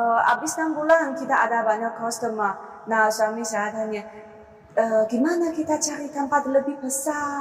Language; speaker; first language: Indonesian; non-native, learner; Chinese